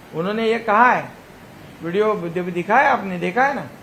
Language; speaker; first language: Hindi; non-native, local second language; Marathi